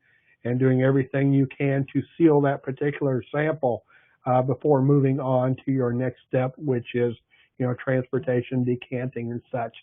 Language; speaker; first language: English; native; English